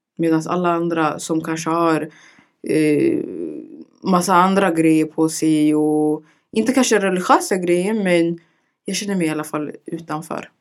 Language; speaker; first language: Swedish; early bilingual, other home language; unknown